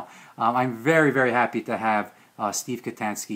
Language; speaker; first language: English; early bilingual, other home language; Hungarian